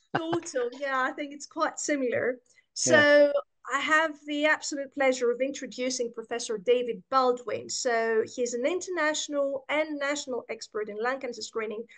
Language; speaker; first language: English; non-native, fluent; Greek